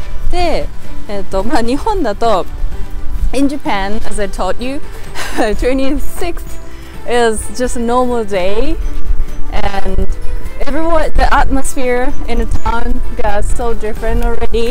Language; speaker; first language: English; non-native, fluent; Japanese